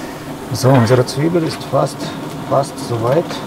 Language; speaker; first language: German; non-native, fluent; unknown